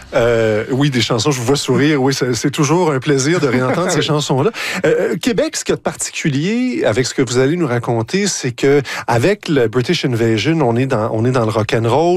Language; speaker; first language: French; native; French